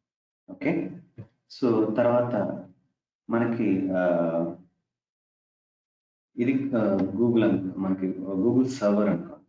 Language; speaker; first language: Telugu; native; Telugu